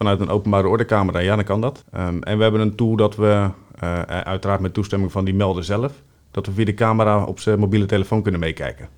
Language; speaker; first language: Dutch; native; Dutch